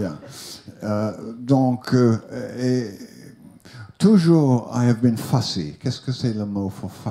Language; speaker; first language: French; non-native, learner; English